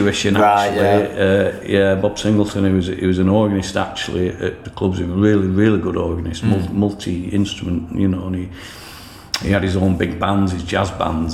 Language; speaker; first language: English; native; English